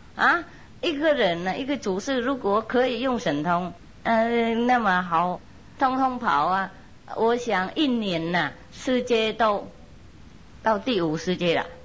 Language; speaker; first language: Chinese; non-native, fluent; Vietnamese